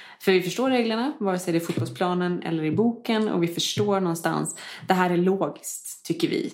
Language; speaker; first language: Swedish; native; Swedish